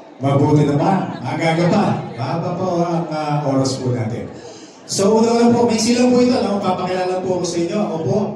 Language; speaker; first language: Filipino; native; Filipino